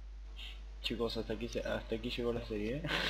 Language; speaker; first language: Spanish; native; Spanish